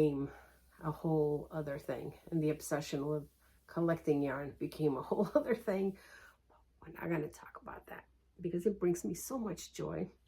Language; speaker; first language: English; early bilingual, other home language; Portuguese